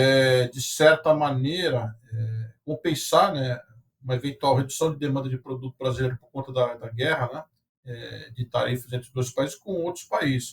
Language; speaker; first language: Portuguese; native; Portuguese